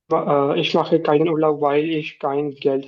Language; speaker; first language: German; non-native, learner; Urdu